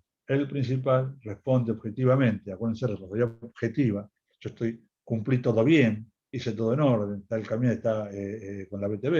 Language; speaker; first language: Spanish; native; Spanish